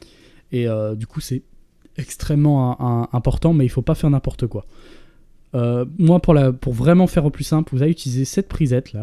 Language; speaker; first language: French; native; French